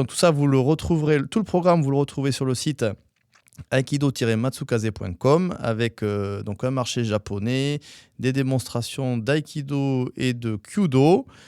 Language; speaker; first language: French; native; French